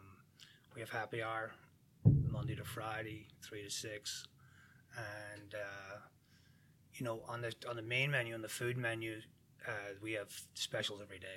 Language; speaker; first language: English; native; English